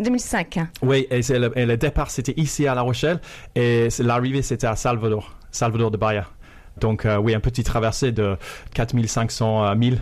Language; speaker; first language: French; non-native, fluent; English